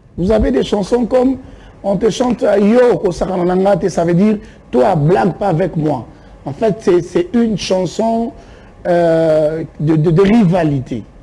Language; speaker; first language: French; non-native, local second language; Lingala